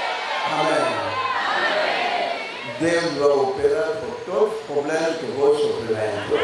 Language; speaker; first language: Portuguese; non-native, learner; Lingala